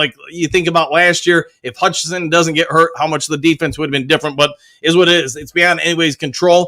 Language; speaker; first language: English; native; English